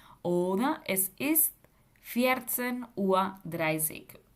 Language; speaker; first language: German; non-native, fluent; Spanish